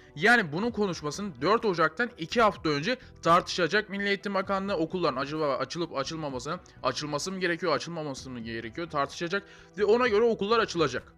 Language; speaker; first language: Turkish; native; Turkish